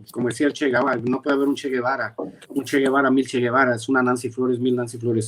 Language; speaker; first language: Spanish; native; Spanish